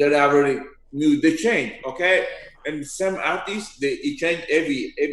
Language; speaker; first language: English; non-native, learner; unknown